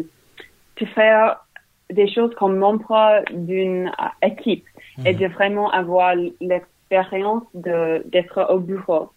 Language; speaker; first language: French; non-native, learner; English